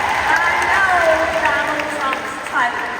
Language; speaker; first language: English; native; English